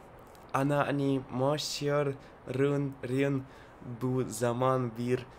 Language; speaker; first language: Turkish; non-native, learner; Russian